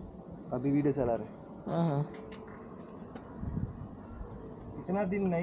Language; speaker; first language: Hindi; non-native, local second language; Malayalam